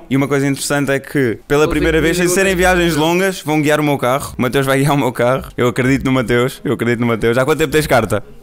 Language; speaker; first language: Portuguese; native; Portuguese